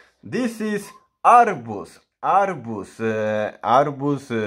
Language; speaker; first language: English; non-native, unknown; Polish